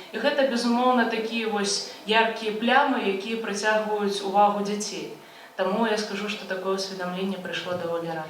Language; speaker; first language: Belarusian; native; Belarusian